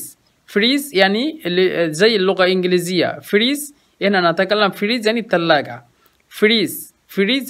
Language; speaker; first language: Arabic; non-native, fluent; Bangla